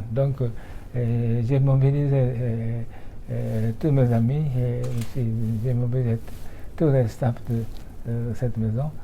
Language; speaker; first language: French; non-native, fluent; Japanese